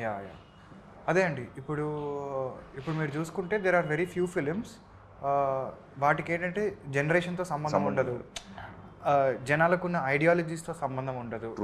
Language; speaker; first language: Telugu; native; Telugu